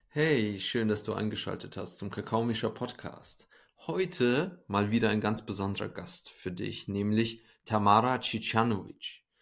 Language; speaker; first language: German; early bilingual, other home language; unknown